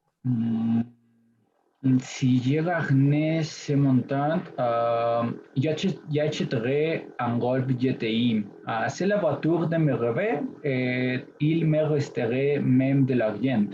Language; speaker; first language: French; non-native, learner; Spanish